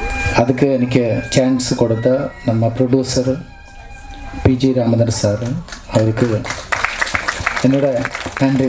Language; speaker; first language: Tamil; non-native, local second language; Malayalam